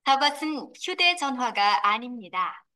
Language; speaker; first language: Korean; non-native, learner; Vietnamese